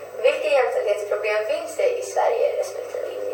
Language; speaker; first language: Swedish; native; Swedish